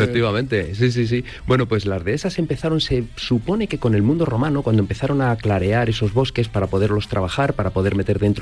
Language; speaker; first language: Spanish; native; Spanish